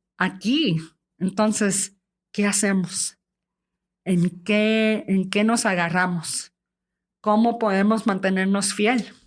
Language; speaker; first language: Spanish; early bilingual, heritage; Spanish